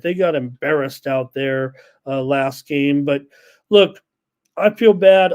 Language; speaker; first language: English; native; English